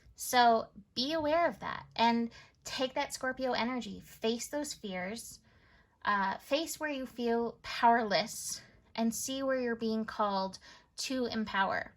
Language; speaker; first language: English; native; English